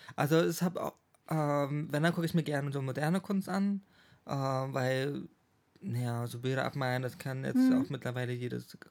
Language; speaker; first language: German; non-native, fluent; English